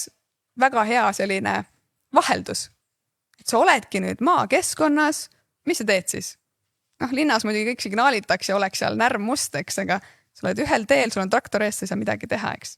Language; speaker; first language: Estonian; native; Estonian